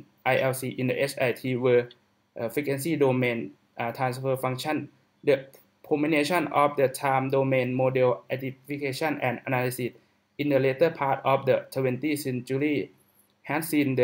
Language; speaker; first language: English; non-native, learner; Thai